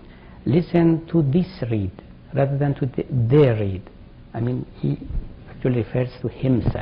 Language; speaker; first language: English; non-native, fluent; Persian